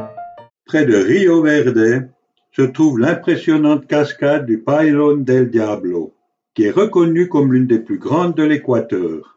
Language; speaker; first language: French; native; French